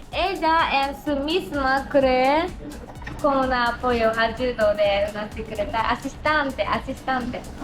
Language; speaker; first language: Spanish; non-native, learner; Japanese